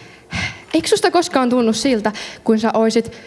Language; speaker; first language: Finnish; native; Finnish